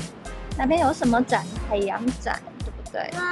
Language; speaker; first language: Chinese; non-native, fluent; Polish